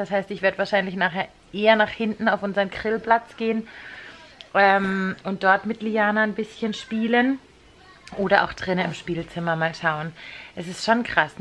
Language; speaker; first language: German; native; German